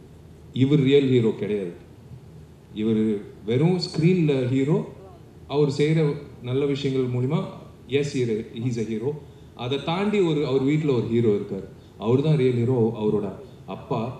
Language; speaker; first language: Tamil; native; Tamil